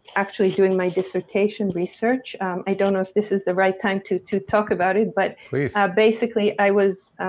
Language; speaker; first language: English; early bilingual, other home language; Hebrew